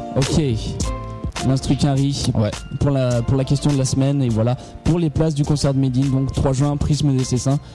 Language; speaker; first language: French; native; French